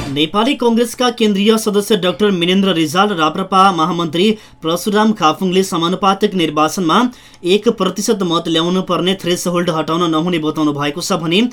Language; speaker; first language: Nepali; native; Nepali